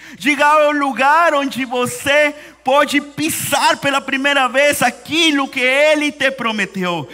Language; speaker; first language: Portuguese; non-native, fluent; Spanish